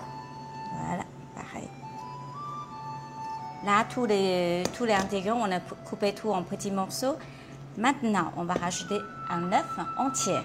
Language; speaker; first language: French; non-native, fluent; Chinese